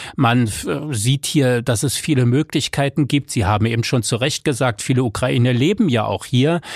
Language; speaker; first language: German; native; German